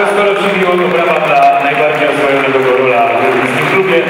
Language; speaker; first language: Polish; native; Polish